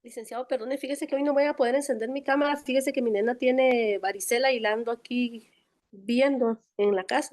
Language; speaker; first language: Spanish; native; Spanish